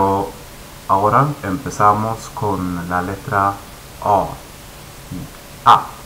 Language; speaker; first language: Spanish; non-native, fluent; Swedish